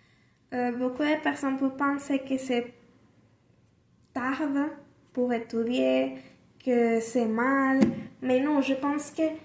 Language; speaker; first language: French; non-native, learner; Spanish